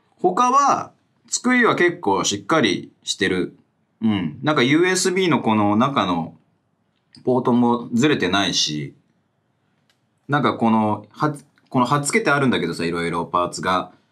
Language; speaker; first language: Japanese; native; Japanese